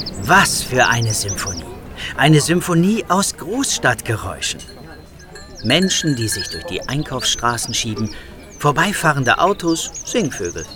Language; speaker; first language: German; native; German